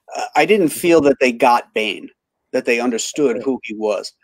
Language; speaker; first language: English; native; English